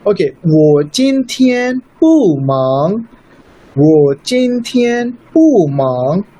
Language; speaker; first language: Chinese; non-native, fluent; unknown